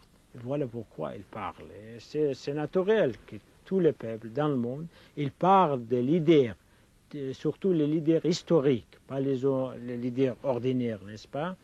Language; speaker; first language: French; non-native, fluent; Kurdish